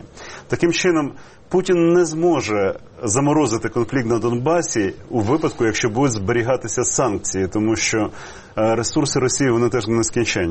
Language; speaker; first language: Ukrainian; native; Ukrainian